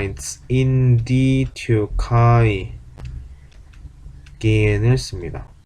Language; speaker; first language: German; non-native, fluent; Korean